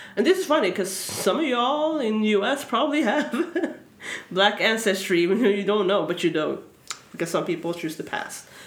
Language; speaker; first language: English; early bilingual, other home language; Swedish